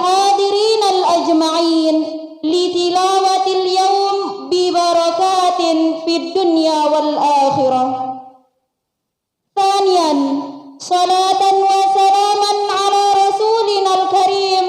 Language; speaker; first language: Arabic; non-native, learner; Sasak